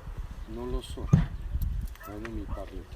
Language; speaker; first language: Italian; non-native, learner; Romanian